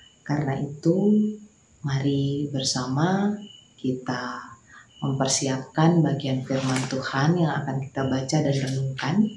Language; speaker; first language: Indonesian; native; Indonesian